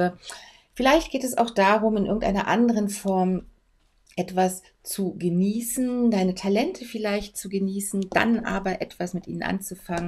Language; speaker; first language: German; native; German